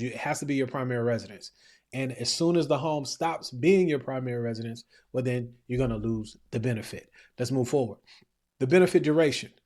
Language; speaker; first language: English; native; English